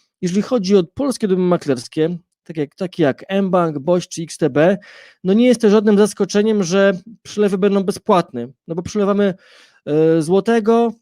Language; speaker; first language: Polish; native; Polish